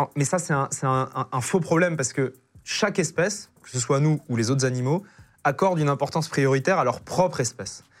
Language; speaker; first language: French; native; French